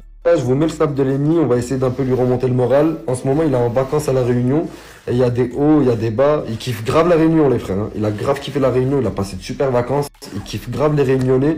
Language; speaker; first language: French; native; French